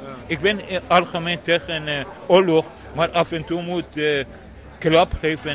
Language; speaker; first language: Dutch; non-native, learner; Persian